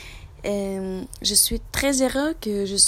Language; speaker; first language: French; non-native, learner; Russian